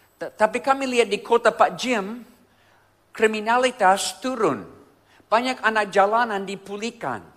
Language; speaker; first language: Indonesian; non-native, fluent; English